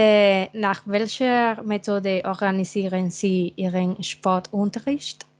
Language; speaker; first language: German; non-native, fluent; Spanish